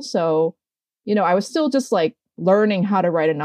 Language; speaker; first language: English; native; English